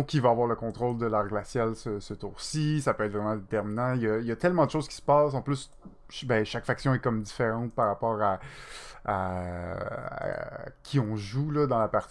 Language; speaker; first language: French; native; French